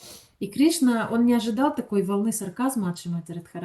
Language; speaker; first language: Russian; native; Russian